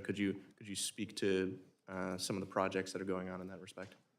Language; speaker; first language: English; native; English